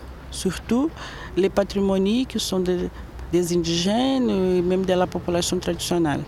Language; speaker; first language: French; non-native, learner; Portuguese